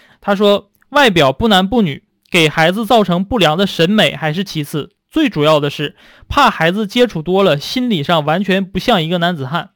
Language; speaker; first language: Chinese; native; Chinese